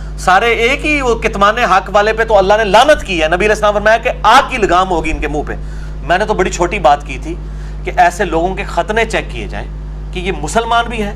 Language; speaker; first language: Urdu; non-native, local second language; Punjabi